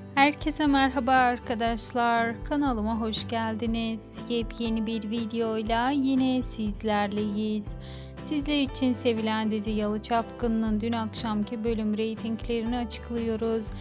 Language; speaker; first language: Turkish; native; Turkish